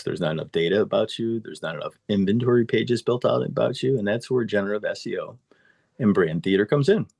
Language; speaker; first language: English; native; English